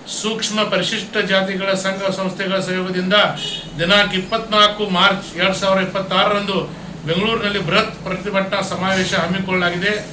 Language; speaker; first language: Kannada; native; Kannada